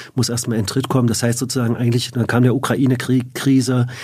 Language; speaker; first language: German; native; German